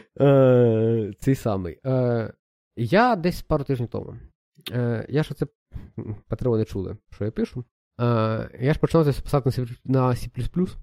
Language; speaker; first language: Ukrainian; native; Ukrainian